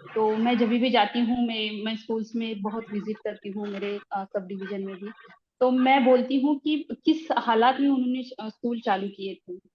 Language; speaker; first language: Hindi; non-native, local second language; Marathi